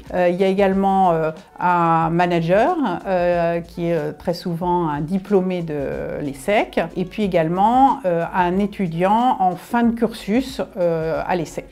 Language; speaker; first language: French; native; French